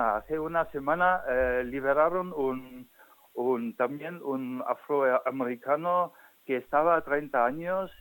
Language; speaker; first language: Spanish; non-native, fluent; German